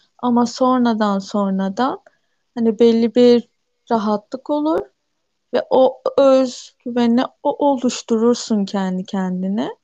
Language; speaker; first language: Turkish; native; Turkish